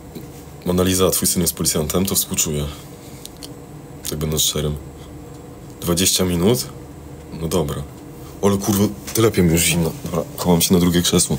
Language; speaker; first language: Polish; native; Polish